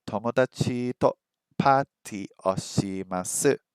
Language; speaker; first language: Japanese; non-native, learner; English